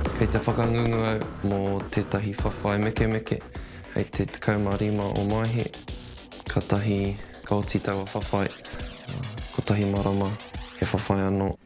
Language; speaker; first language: Māori; non-native, local second language; English